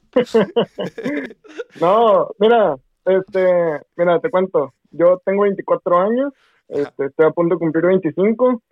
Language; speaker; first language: Spanish; native; Spanish